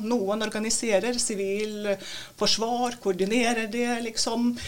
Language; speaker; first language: Norwegian; non-native, fluent; Latvian